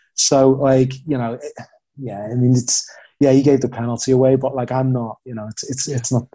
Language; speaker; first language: English; native; English